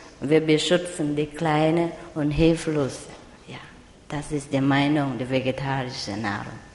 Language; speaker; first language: German; non-native, learner; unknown